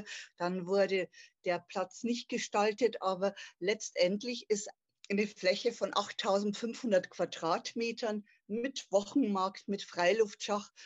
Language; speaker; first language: German; native; German